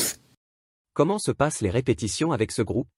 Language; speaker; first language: French; native; French